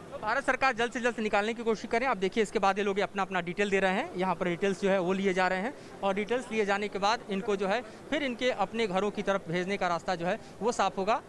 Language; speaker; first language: Hindi; native; Hindi